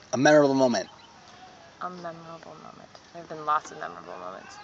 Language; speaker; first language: English; native; English